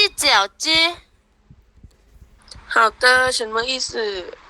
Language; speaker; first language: Chinese; non-native, learner; Thai